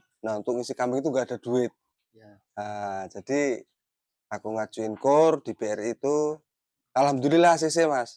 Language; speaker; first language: Indonesian; non-native, local second language; Javanese